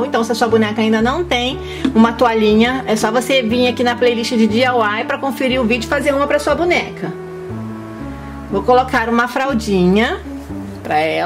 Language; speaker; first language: Portuguese; native; Portuguese